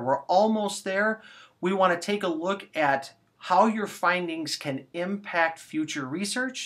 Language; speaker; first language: English; native; English